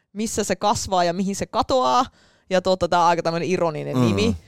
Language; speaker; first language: Finnish; early bilingual, other home language; Russian